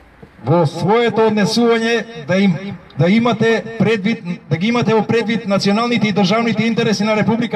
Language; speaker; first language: Macedonian; native; Macedonian